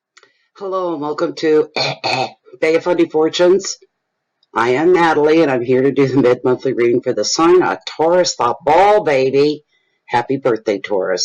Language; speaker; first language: English; native; English